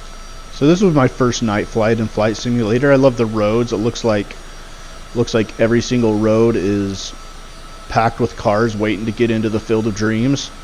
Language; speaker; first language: English; native; English